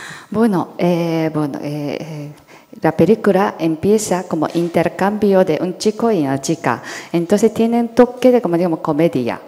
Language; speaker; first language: Spanish; non-native, fluent; Japanese